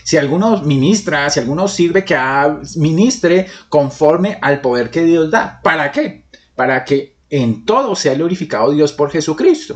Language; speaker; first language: Spanish; native; Spanish